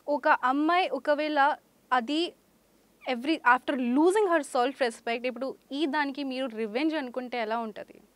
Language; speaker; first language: Telugu; non-native, local second language; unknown